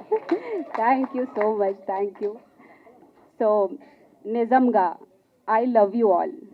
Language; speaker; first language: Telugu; non-native, local second language; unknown